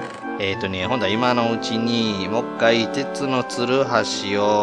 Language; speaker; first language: Japanese; native; Japanese